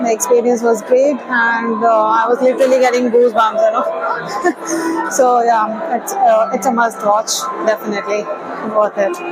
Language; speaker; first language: English; non-native, local second language; Hindi